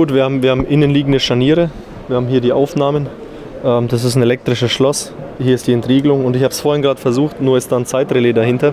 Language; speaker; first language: German; native; German